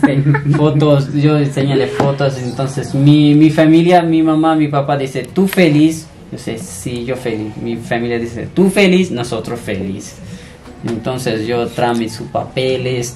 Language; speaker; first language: Spanish; non-native, learner; Punjabi